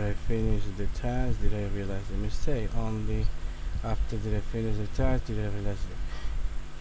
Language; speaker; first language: English; non-native, fluent; Spanish